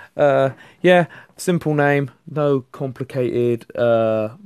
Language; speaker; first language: English; native; English